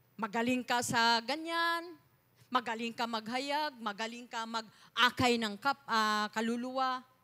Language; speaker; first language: Filipino; non-native, local second language; Cebuano